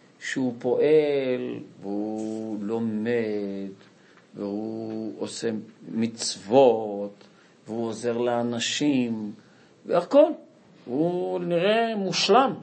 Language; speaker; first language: Hebrew; non-native, fluent; Portuguese